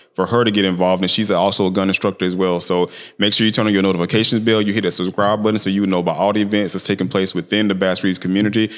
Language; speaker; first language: English; native; English